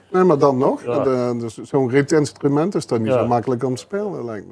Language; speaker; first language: Dutch; native; Dutch